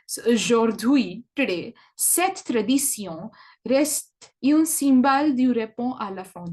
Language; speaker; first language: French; non-native, learner; English